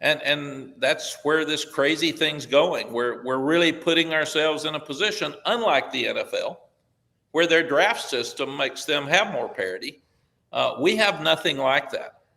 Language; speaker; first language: English; native; English